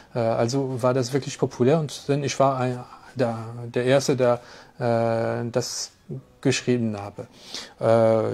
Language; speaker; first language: German; non-native, fluent; French